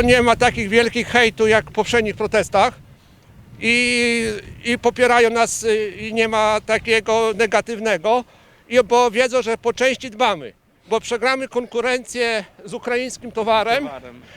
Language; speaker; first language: Polish; native; Polish